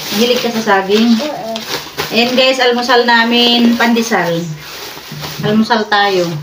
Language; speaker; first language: Filipino; non-native, local second language; Cebuano